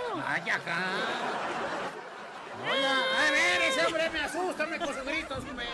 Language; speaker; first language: Spanish; native; Spanish